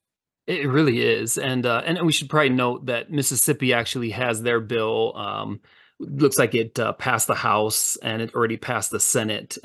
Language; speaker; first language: English; native; English